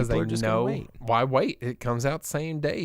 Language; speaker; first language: English; native; English